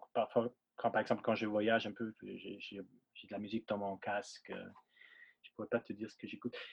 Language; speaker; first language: French; non-native, fluent; German